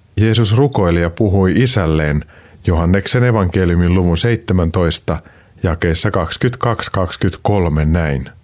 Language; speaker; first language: Finnish; native; Finnish